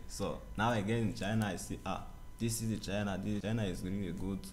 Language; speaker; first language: English; non-native, learner; Kinyarwanda